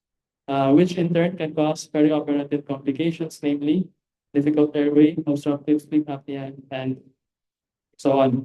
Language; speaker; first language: English; non-native, local second language; Filipino